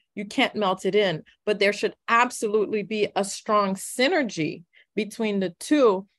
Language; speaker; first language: English; early bilingual, other home language; Haitian Creole